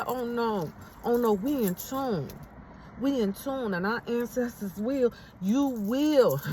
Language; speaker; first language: English; native; English